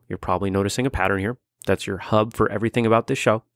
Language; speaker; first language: English; native; English